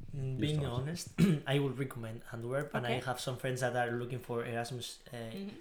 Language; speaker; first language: English; non-native, fluent; Spanish